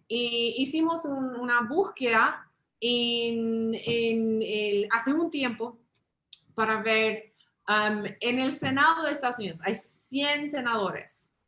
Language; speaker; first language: Spanish; early bilingual, heritage; English